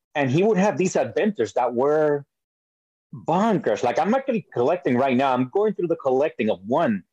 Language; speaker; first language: English; early bilingual, other home language; Spanish